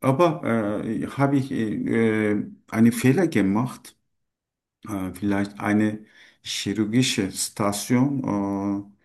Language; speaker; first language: German; non-native, learner; Turkish